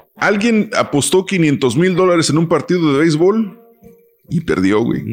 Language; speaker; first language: Spanish; early bilingual, heritage; Spanish